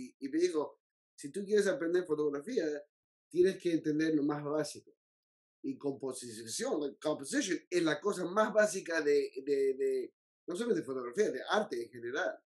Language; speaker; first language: Spanish; early bilingual, heritage; Spanish